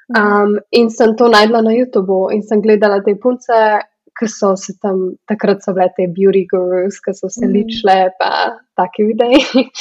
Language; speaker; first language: Slovenian; early bilingual, heritage; Slovenian